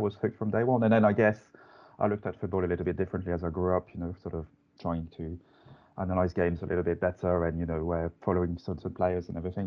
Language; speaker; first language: English; non-native, fluent; French